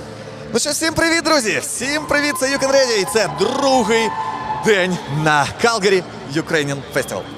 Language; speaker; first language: Ukrainian; native; Ukrainian